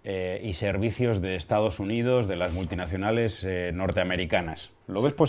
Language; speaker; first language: Spanish; native; Spanish